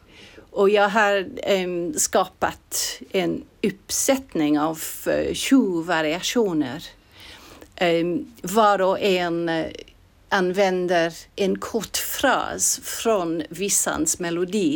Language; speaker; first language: Swedish; non-native, fluent; English